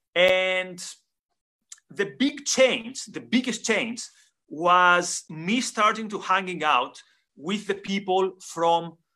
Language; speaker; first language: English; non-native, fluent; Greek